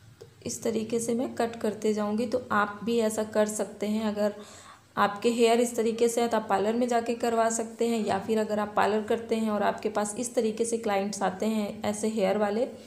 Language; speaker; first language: Hindi; native; Hindi